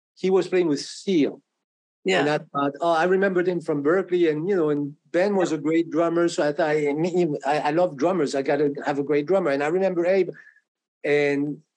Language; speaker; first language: English; non-native, fluent; French